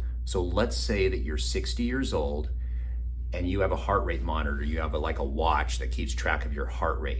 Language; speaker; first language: English; native; English